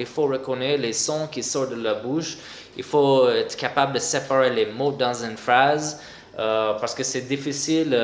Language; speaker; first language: French; non-native, fluent; English